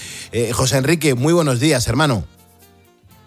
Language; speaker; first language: Spanish; native; Spanish